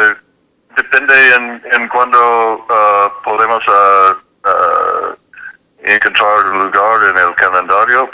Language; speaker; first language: Spanish; non-native, fluent; English